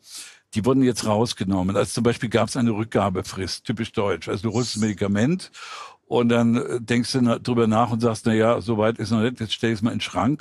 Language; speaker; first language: German; native; German